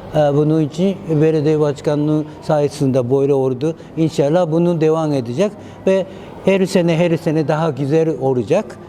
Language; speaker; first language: Turkish; non-native, learner; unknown